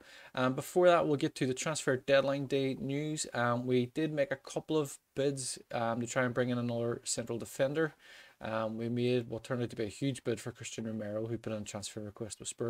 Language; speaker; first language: English; native; English